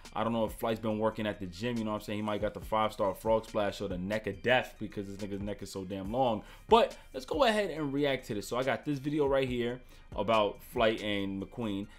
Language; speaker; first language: English; native; English